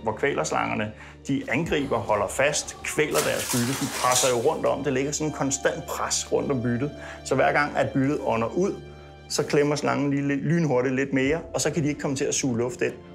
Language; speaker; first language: Danish; native; Danish